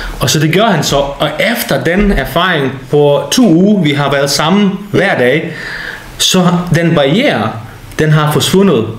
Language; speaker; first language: Danish; non-native, fluent; Ukrainian